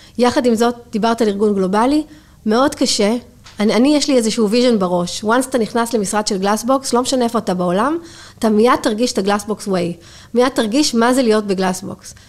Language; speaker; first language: Hebrew; native; Hebrew